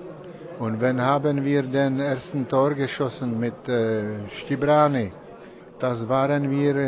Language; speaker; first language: German; non-native, learner; Czech